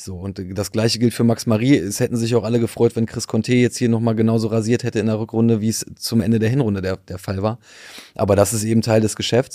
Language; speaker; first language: German; native; German